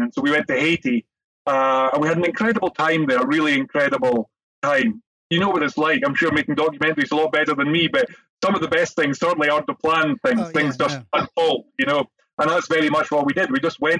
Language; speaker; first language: English; native; English